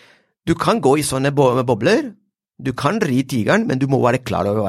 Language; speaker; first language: Swedish; non-native, fluent; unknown